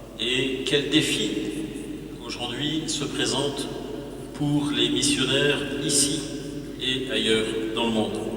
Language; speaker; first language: French; native; French